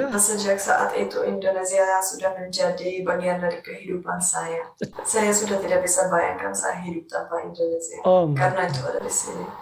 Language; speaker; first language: Indonesian; non-native, fluent; Czech